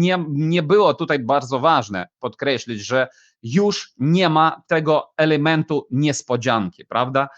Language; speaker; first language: Polish; non-native, fluent; Ukrainian